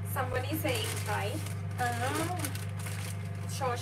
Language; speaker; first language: English; non-native, learner; Thai